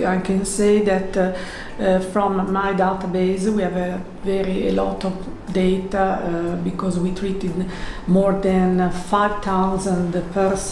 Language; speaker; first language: English; non-native, learner; Italian